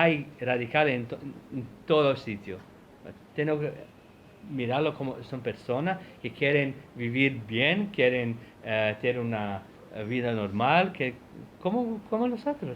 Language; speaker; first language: Spanish; non-native, fluent; Portuguese